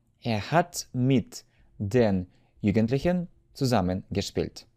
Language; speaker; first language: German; non-native, fluent; Russian